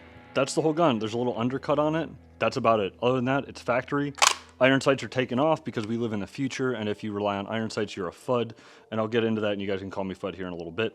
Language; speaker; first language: English; native; English